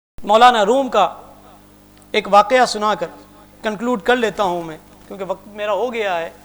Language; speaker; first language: Urdu; non-native, local second language; Punjabi